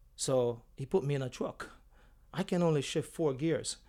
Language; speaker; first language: English; non-native, local second language; Jamaican Creole English